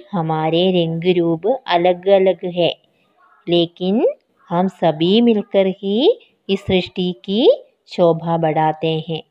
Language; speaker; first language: Hindi; non-native, local second language; Malayalam